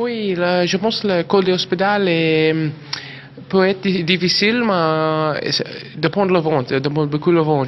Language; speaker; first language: French; non-native, learner; English